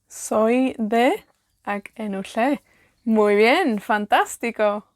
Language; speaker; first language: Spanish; non-native, fluent; Welsh